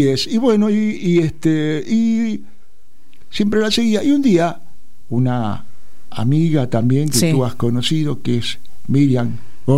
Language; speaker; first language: Spanish; native; Spanish